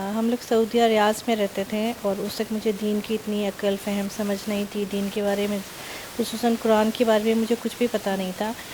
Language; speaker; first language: Urdu; early bilingual, heritage; Urdu